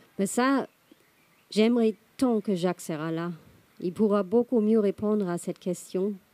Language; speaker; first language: French; non-native, fluent; German